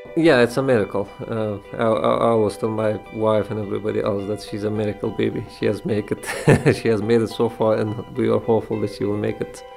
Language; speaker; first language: English; non-native, fluent; Persian